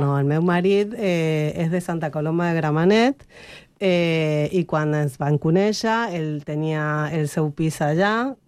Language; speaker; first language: Catalan; non-native, learner; Spanish